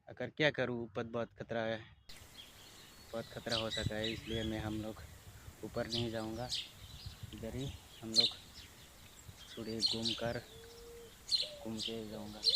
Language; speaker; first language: Hindi; non-native, local second language; Assamese